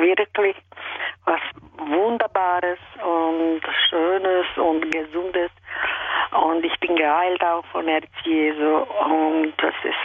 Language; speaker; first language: German; non-native, fluent; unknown